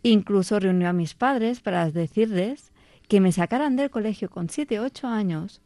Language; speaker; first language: Spanish; non-native, local second language; Catalan